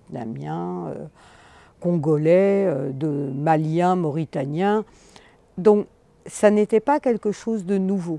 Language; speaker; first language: French; native; French